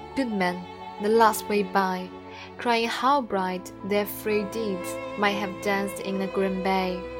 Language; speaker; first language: English; non-native, fluent; Chinese